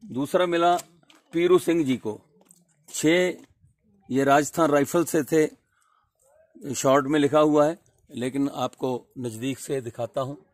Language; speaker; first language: Hindi; non-native, local second language; Punjabi